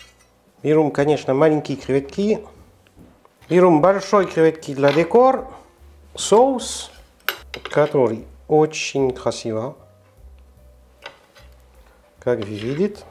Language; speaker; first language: Russian; non-native, learner; French